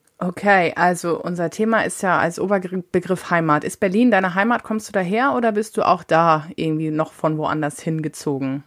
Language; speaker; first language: German; native; German